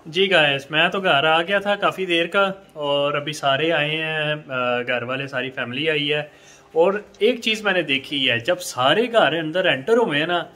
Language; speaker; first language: Urdu; non-native, local second language; Punjabi